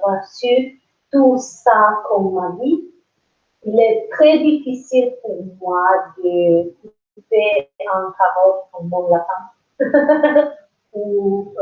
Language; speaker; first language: French; non-native, learner; English